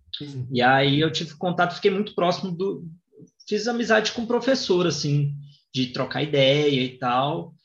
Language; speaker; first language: Portuguese; native; Portuguese